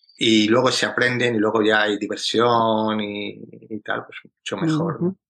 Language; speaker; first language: Spanish; native; Spanish